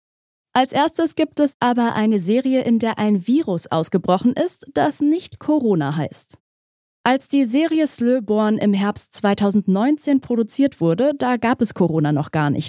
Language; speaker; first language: German; native; German